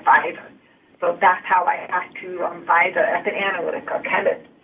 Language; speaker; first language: English; early bilingual, other home language; Hungarian